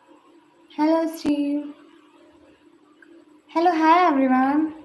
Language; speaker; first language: English; non-native, learner; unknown